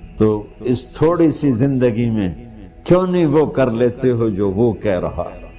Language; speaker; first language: Urdu; non-native, local second language; Punjabi